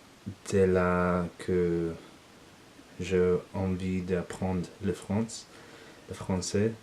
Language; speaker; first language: French; non-native, learner; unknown